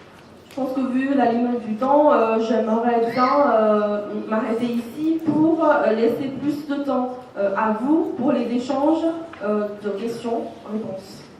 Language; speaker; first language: French; non-native, fluent; Chinese